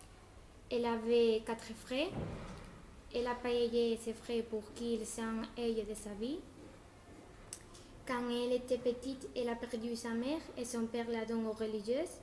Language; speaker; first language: French; non-native, learner; Spanish